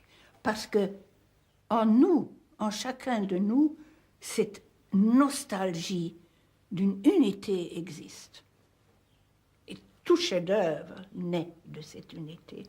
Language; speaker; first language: French; non-native, fluent; Hungarian